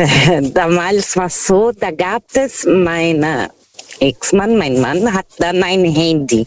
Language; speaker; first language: German; non-native, fluent; Portuguese